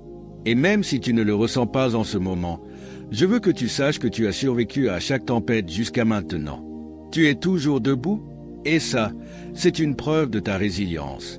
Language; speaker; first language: French; native; French